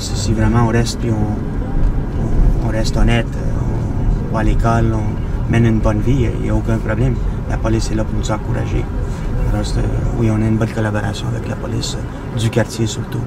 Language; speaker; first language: French; native; French